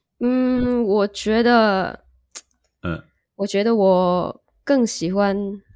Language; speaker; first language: Chinese; non-native, learner; Indonesian